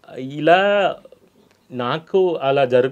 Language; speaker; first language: Telugu; non-native, local second language; Tamil